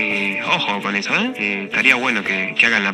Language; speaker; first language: Spanish; native; Spanish